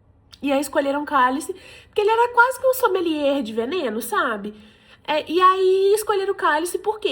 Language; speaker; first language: Portuguese; native; Portuguese